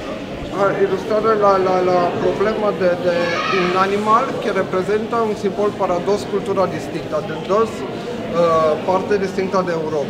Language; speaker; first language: Spanish; non-native, learner; Romanian